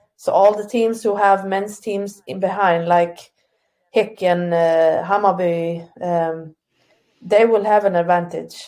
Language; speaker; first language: English; non-native, fluent; Swedish